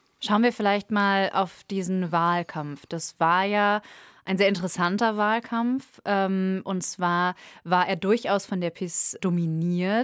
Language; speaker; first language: German; native; German